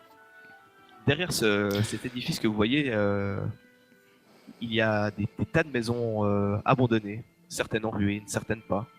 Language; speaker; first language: French; native; French